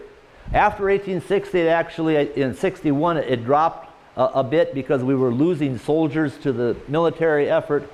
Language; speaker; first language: English; native; English